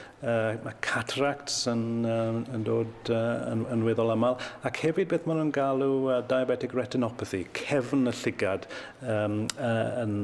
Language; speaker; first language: Welsh; native; Welsh